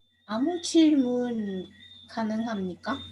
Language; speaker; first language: Korean; non-native, learner; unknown